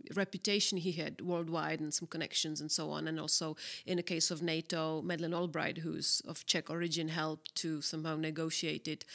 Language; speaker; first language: English; non-native, fluent; Czech